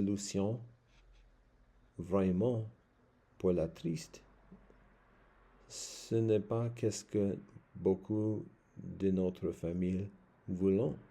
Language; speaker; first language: French; non-native, learner; English